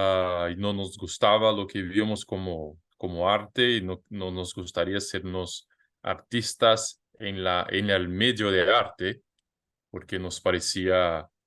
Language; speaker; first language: Spanish; non-native, fluent; Portuguese